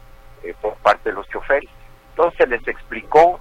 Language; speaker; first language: Spanish; native; Spanish